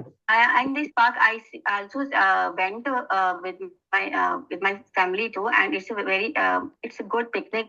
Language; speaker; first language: English; non-native, learner; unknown